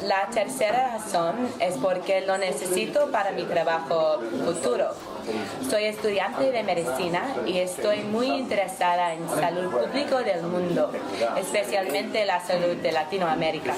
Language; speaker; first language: Spanish; non-native, learner; English